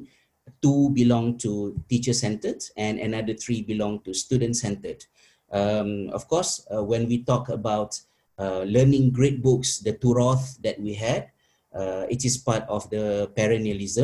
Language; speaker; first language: English; non-native, local second language; Malay